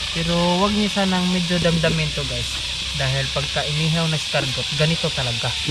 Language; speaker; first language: Filipino; non-native, local second language; Cebuano